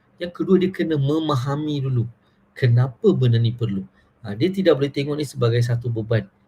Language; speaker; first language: Malay; non-native, local second language; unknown